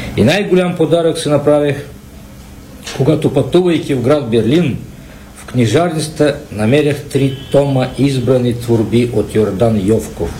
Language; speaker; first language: Bulgarian; early bilingual, heritage; Bulgarian